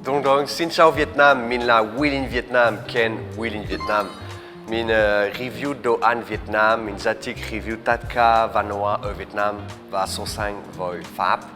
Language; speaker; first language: Vietnamese; non-native, learner; French